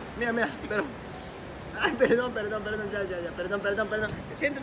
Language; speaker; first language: Spanish; non-native, learner; Japanese